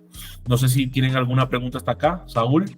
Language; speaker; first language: Spanish; native; Spanish